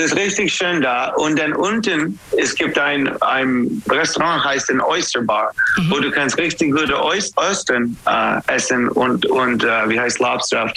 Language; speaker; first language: German; non-native, learner; English